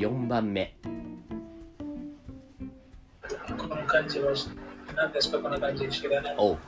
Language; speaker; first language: Japanese; non-native, learner; English